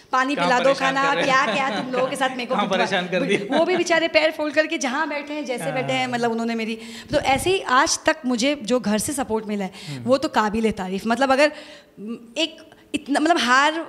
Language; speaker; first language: Hindi; native; Hindi